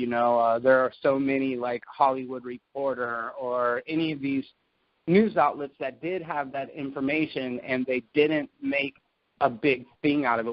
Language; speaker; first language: English; native; English